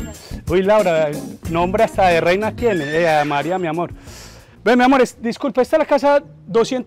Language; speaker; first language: Spanish; native; Spanish